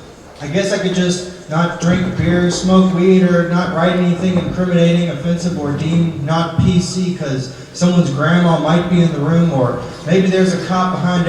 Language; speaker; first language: English; native; English